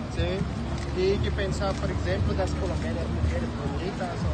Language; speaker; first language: Portuguese; non-native, learner; French